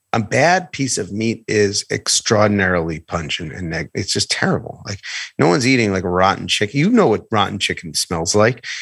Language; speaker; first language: English; native; English